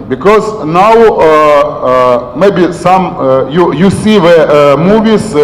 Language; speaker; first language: English; non-native, learner; Ukrainian